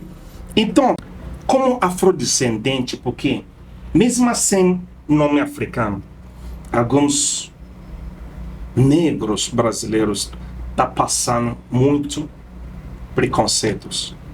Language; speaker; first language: Portuguese; non-native, fluent; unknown